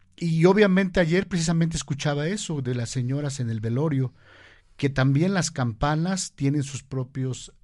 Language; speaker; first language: Spanish; native; Spanish